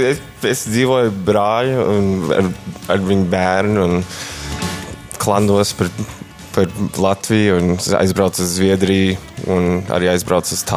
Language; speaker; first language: Latvian; early bilingual, heritage; Latvian